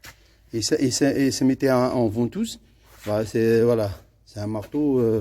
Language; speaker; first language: French; non-native, fluent; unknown